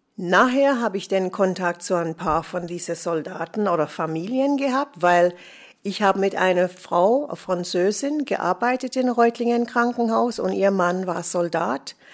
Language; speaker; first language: German; non-native, fluent; English